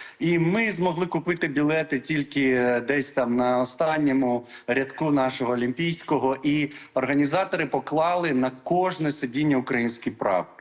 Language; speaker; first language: Ukrainian; non-native, local second language; Crimean Tatar